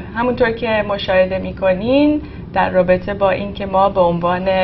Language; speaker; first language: Persian; native; Persian